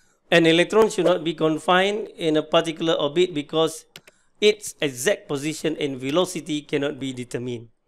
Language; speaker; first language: English; non-native, local second language; Malay